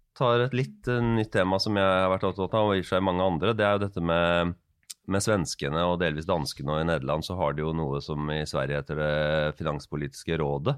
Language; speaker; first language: Norwegian; native; Norwegian